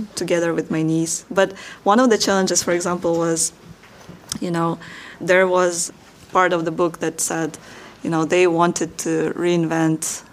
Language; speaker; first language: English; non-native, fluent; Russian